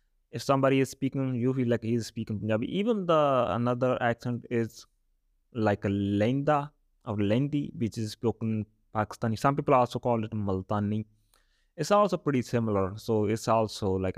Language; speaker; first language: English; non-native, local second language; Punjabi